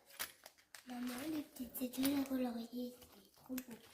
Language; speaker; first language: French; native; French